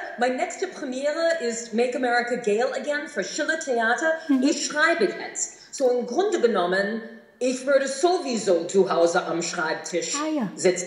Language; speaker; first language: German; non-native, fluent; English